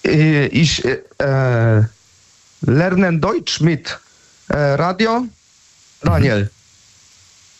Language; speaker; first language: German; non-native, learner; Polish